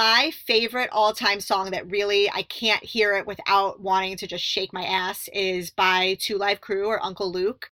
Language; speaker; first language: English; native; English